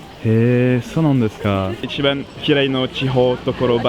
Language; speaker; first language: Japanese; non-native, learner; French